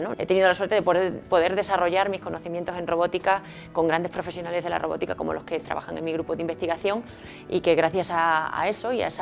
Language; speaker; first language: Spanish; native; Spanish